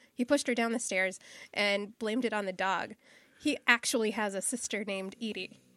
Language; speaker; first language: English; native; English